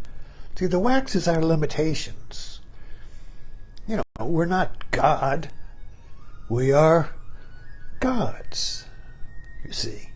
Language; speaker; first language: English; native; English